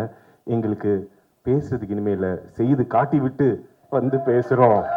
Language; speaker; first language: Tamil; native; Tamil